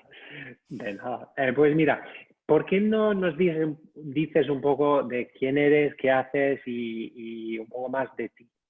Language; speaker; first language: Spanish; non-native, fluent; English